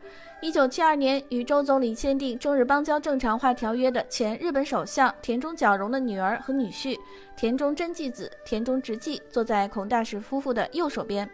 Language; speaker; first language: Chinese; native; Chinese